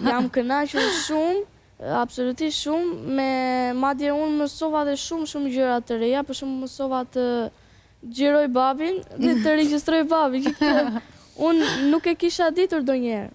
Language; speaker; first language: Albanian; native; Albanian